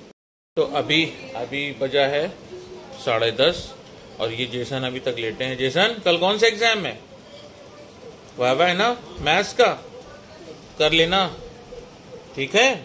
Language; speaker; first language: Hindi; native; Hindi